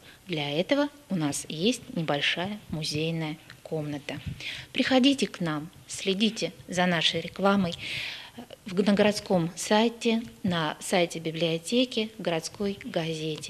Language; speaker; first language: Russian; native; Russian